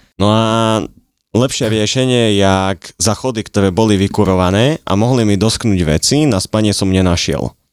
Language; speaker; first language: Slovak; native; Slovak